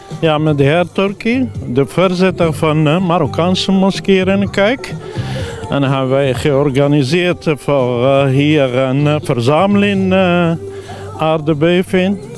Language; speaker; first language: Dutch; non-native, learner; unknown